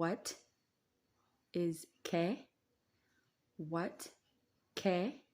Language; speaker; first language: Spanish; non-native, learner; English